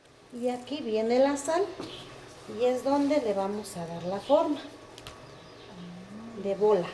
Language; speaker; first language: Spanish; native; Spanish